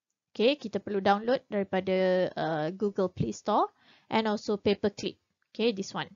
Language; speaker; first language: English; non-native, local second language; Malay